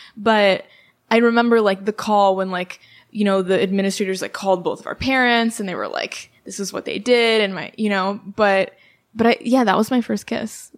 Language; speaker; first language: English; early bilingual, other home language; Serbian